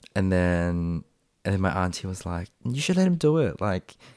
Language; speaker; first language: English; non-native, local second language; Vietnamese